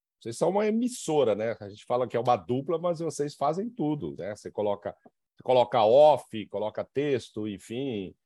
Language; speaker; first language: Portuguese; native; Portuguese